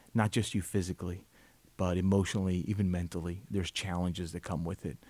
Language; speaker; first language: English; native; English